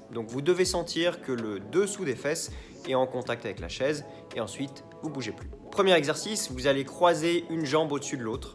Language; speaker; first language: French; native; French